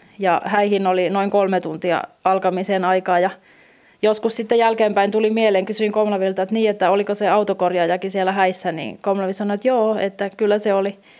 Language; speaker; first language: Finnish; native; Finnish